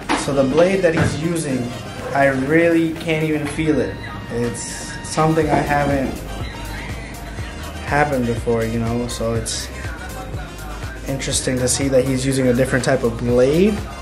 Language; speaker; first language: English; early bilingual, other home language; Urdu